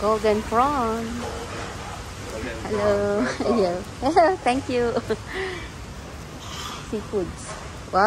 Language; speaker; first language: English; non-native, local second language; Filipino